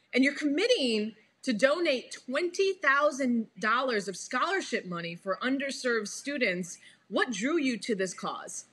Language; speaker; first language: English; native; English